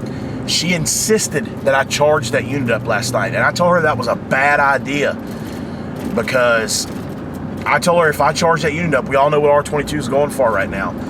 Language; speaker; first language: English; native; English